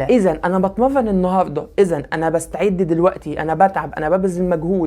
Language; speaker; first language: Arabic; native; Arabic